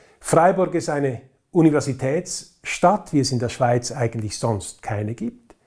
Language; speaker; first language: German; native; German